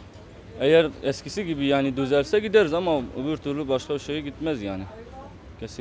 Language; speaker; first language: Turkish; non-native, fluent; Arabic